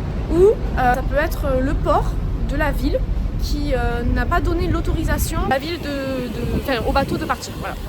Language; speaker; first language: French; native; French